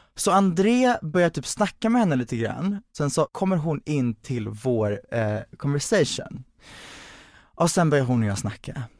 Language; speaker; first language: Swedish; early bilingual, other home language; Hungarian